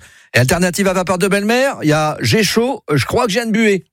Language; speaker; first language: French; native; French